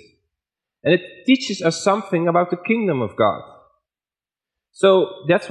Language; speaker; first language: English; non-native, fluent; Dutch